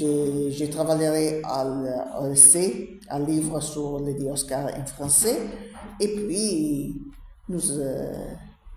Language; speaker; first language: French; non-native, learner; Italian